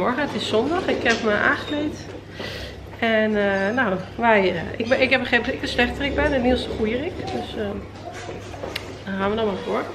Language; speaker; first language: Dutch; native; Dutch